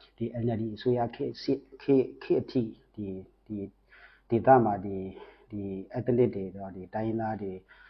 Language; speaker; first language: Burmese; non-native, local second language; S'gaw Karen